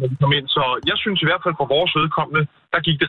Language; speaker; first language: Danish; native; Danish